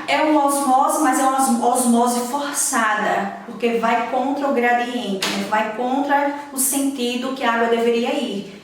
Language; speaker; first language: Portuguese; native; Portuguese